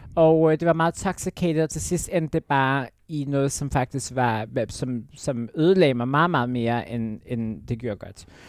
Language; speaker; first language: Danish; native; Danish